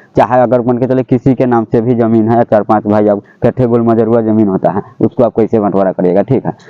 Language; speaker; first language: Hindi; native; Hindi